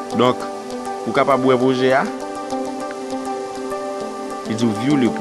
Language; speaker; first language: French; non-native, learner; Haitian Creole